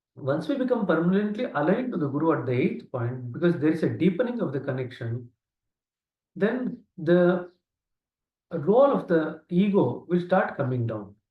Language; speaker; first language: English; non-native, local second language; Kannada